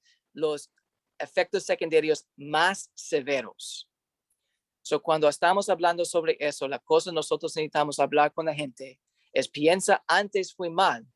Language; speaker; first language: Spanish; non-native, learner; English